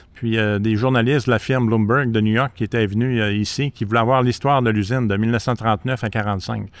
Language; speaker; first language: French; native; French